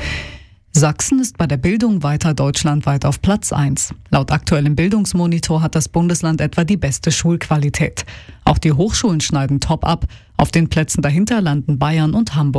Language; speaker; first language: German; native; German